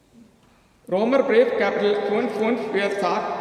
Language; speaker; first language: German; non-native, learner; Malayalam